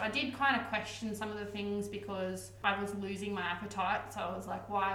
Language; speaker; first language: English; native; English